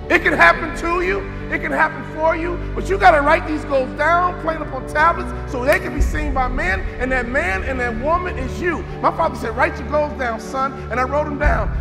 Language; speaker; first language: English; native; English